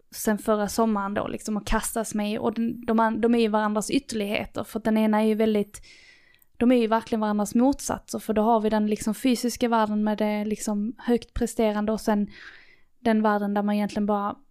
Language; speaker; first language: Swedish; native; Swedish